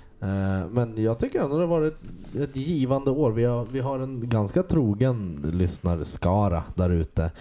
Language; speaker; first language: Swedish; native; Swedish